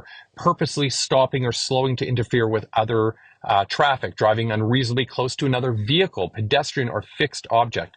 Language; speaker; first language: English; native; English